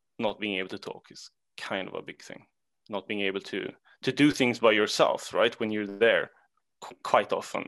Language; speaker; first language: English; non-native, fluent; Swedish